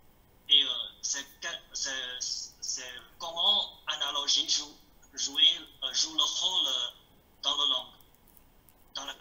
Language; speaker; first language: French; non-native, learner; Chinese